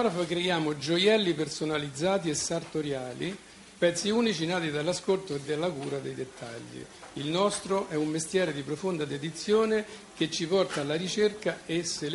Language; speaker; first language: Italian; native; Italian